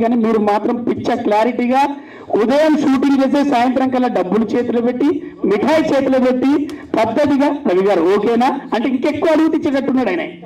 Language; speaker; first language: Telugu; native; Telugu